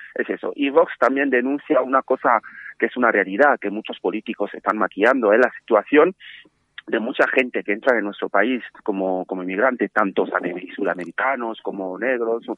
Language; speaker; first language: Spanish; non-native, fluent; French